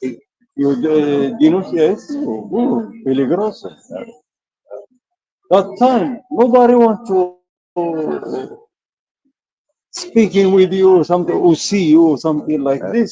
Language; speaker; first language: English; non-native, learner; Spanish